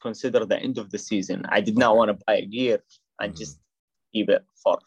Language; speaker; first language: English; non-native, fluent; Arabic